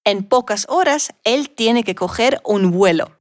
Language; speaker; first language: Spanish; non-native, fluent; Russian